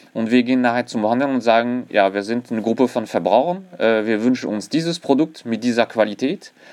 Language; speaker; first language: German; non-native, fluent; French